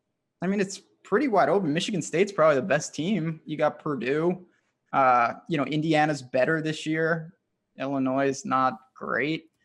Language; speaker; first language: English; native; English